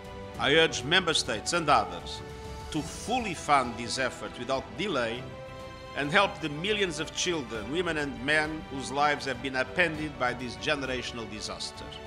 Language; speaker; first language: English; non-native, fluent; Portuguese